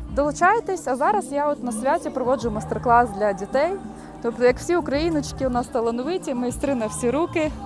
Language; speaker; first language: Ukrainian; native; Ukrainian